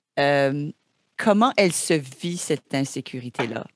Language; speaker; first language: French; native; French